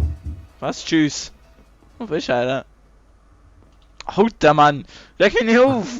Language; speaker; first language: German; native; German